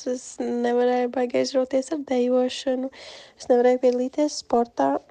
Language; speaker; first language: Latvian; native; Latvian